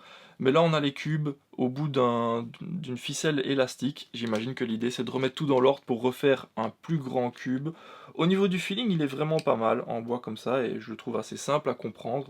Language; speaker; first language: French; native; French